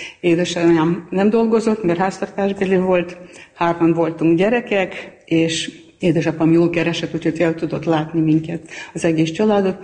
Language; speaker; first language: Hungarian; non-native, fluent; Armenian